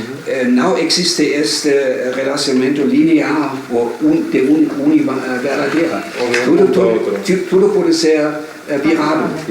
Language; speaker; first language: Portuguese; non-native, fluent; German